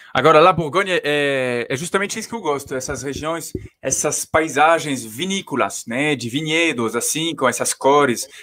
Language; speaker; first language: Portuguese; non-native, fluent; French